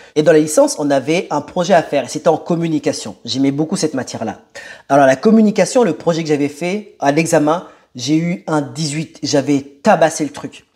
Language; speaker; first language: French; early bilingual, other home language; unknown